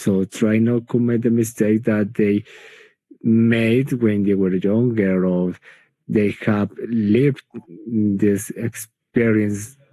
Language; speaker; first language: English; non-native, learner; Spanish